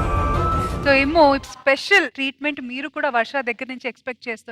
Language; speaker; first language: Telugu; native; Telugu